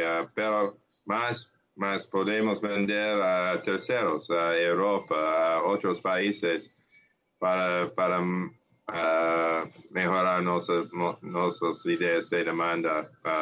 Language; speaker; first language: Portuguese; non-native, learner; English